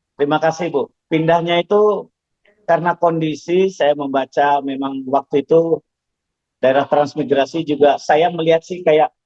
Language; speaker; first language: Indonesian; non-native, local second language; Javanese